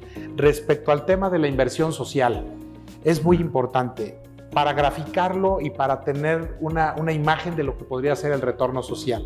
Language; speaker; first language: Spanish; native; Spanish